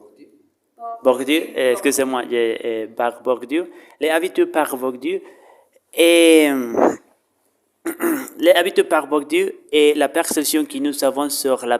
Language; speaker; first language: French; non-native, learner; Spanish